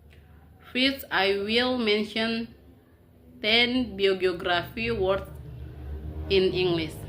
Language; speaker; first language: English; non-native, learner; Indonesian